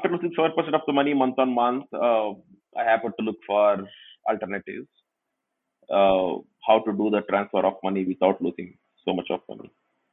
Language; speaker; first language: English; non-native, local second language; Kannada